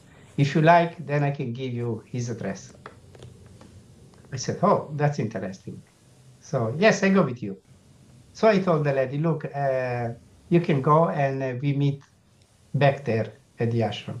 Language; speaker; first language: English; non-native, fluent; Italian